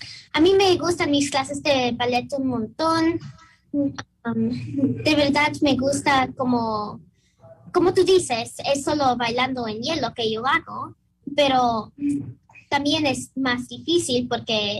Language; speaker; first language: Spanish; early bilingual, heritage; Spanish